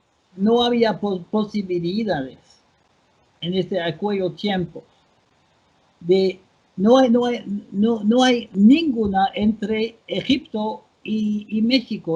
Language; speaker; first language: Spanish; non-native, fluent; French